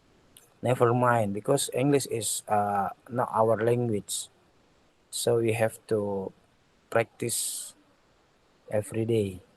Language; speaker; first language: English; non-native, learner; Indonesian